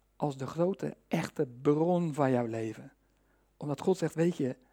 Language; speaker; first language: Dutch; native; Dutch